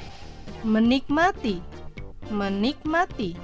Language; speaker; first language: Indonesian; non-native, learner; Arabic